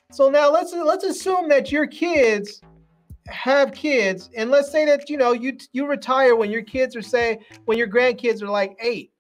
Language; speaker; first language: English; native; English